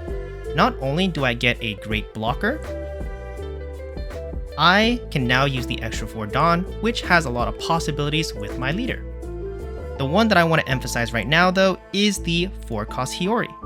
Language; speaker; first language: English; native; English